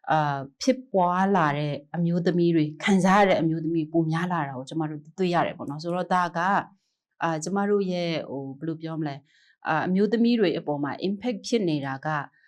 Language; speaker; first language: Burmese; non-native, local second language; Kachin